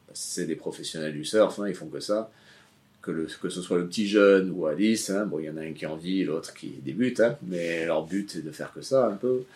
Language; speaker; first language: French; native; French